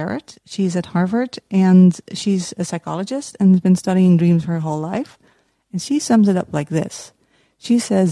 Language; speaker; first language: English; non-native, fluent; Dutch